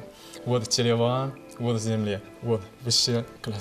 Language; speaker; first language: Russian; non-native, learner; Chinese